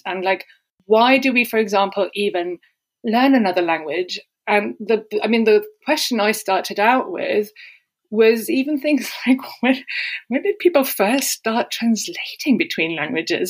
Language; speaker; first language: English; non-native, fluent; German